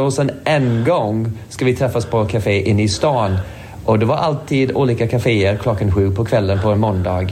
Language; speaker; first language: Swedish; non-native, fluent; English